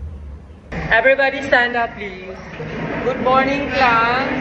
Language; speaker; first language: English; non-native, local second language; Filipino